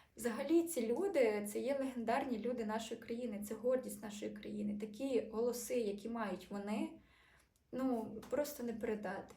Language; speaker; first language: Ukrainian; native; Ukrainian